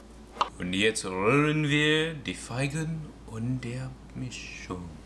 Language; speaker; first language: German; non-native, learner; English